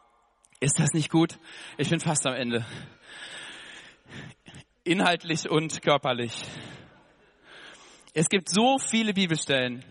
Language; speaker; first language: German; native; German